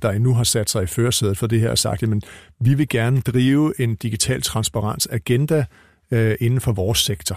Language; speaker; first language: Danish; native; Danish